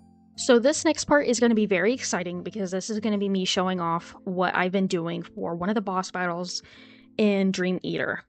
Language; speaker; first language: English; native; English